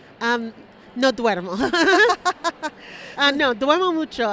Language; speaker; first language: Spanish; early bilingual, heritage; Spanish